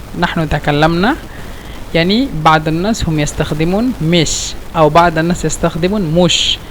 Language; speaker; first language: Egyptian Arabic; non-native, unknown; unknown